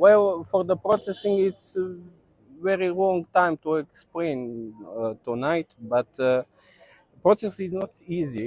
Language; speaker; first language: English; non-native, learner; Serbian